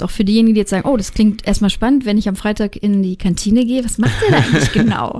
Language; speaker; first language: German; native; German